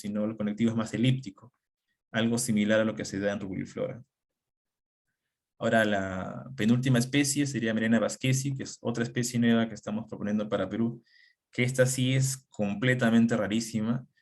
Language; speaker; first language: Spanish; native; Spanish